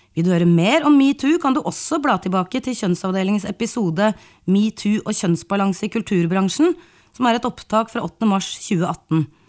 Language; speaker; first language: Norwegian; native; Norwegian